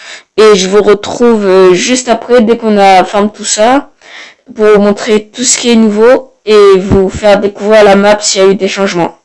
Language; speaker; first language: French; native; French